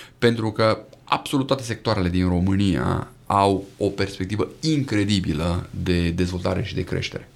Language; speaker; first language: Romanian; native; Romanian